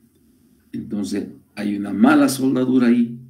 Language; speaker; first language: Spanish; native; Spanish